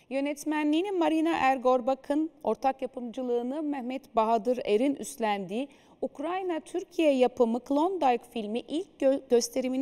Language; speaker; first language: Turkish; native; Turkish